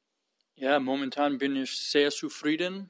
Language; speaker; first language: German; non-native, fluent; English